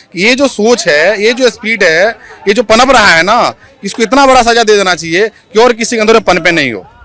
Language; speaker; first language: Hindi; native; Hindi